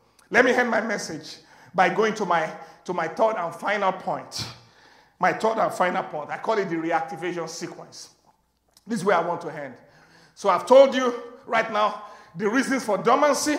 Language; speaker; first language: English; non-native, local second language; Yoruba